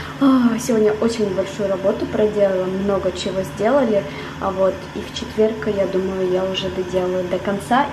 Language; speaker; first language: Russian; early bilingual, heritage; Russian